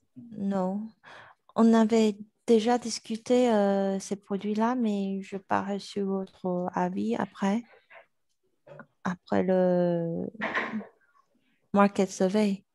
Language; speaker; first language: French; non-native, learner; Chinese